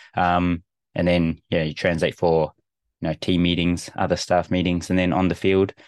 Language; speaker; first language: English; native; English